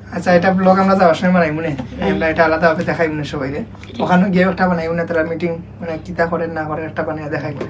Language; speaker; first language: Bangla; non-native, local second language; Sylheti